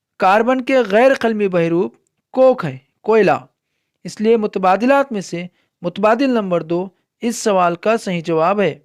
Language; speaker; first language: Urdu; native; Urdu